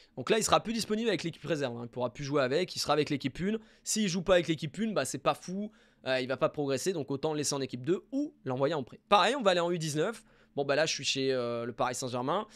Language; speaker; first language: French; native; French